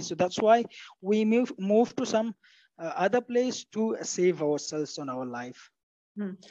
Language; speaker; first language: English; non-native, fluent; Pashto